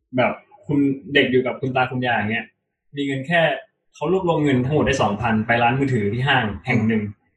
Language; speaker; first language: Thai; native; Thai